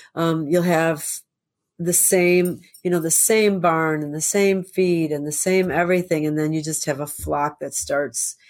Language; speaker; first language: English; native; English